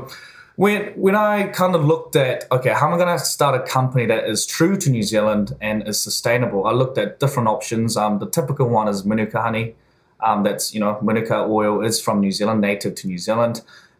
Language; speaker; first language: English; native; English